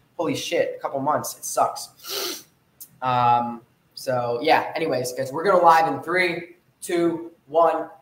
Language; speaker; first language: English; native; English